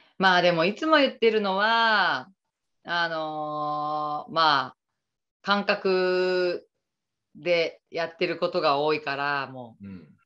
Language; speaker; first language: Japanese; native; Japanese